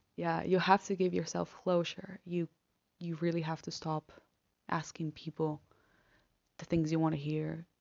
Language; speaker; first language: English; non-native, fluent; Spanish